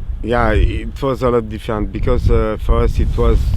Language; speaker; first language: English; non-native, learner; French